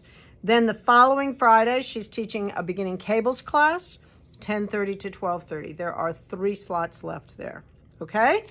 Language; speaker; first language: English; native; English